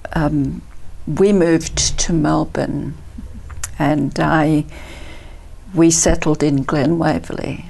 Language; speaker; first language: English; early bilingual, other home language; Italian